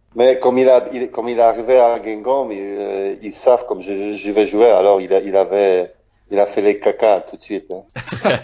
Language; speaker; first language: French; non-native, fluent; Polish